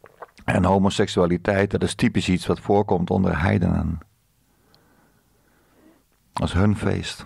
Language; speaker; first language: Dutch; native; Dutch